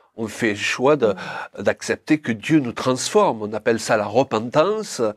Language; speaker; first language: French; native; French